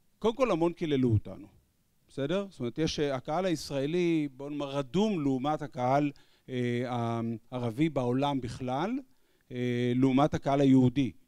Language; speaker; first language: Hebrew; native; Hebrew